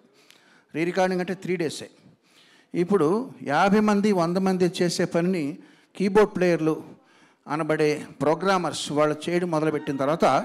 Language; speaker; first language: Telugu; native; Telugu